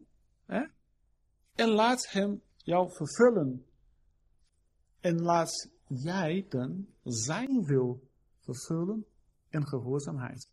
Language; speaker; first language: Dutch; non-native, fluent; Portuguese